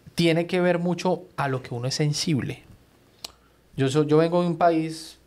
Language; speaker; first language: Spanish; native; Spanish